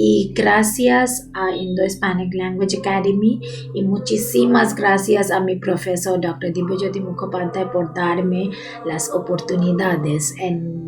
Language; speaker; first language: Spanish; non-native, learner; Bangla